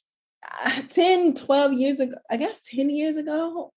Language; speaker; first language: English; native; English